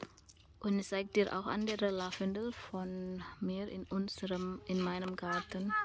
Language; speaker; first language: German; non-native, learner; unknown